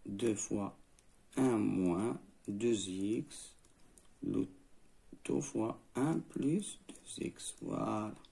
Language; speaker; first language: French; non-native, local second language; Arabic